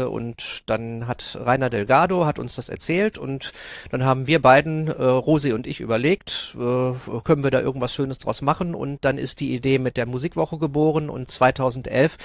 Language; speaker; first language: German; native; German